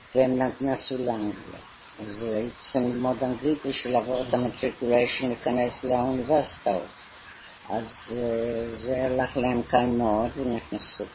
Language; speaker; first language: Hebrew; native; Hebrew